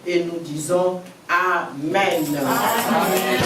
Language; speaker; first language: French; non-native, local second language; Lingala